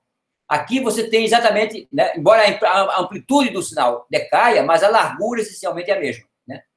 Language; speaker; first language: Portuguese; native; Portuguese